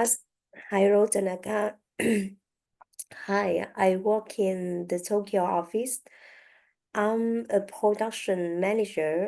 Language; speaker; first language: English; non-native, learner; French